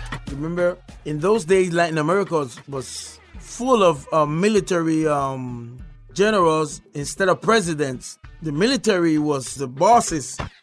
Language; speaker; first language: English; non-native, fluent; Spanish